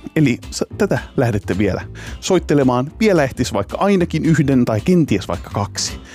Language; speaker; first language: Finnish; native; Finnish